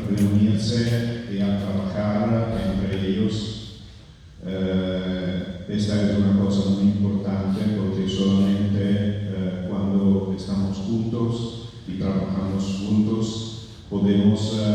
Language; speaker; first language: Spanish; non-native, fluent; Italian